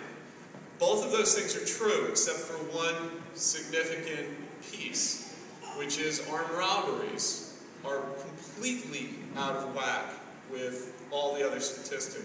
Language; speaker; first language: English; native; English